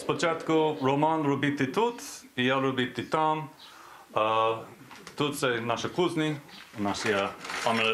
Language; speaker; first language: Ukrainian; non-native, learner; English